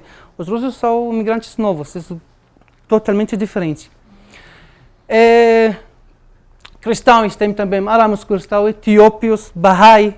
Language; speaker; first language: Portuguese; non-native, fluent; Arabic